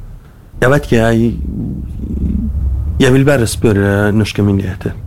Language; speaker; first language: Norwegian; non-native, learner; Kurdish